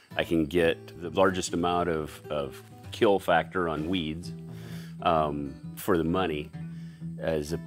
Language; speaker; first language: English; native; English